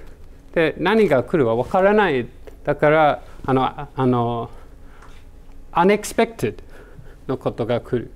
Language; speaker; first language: Japanese; non-native, learner; English